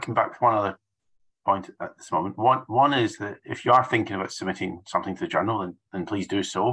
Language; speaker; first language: English; native; English